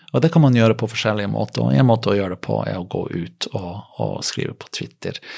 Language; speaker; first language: Norwegian; non-native, fluent; English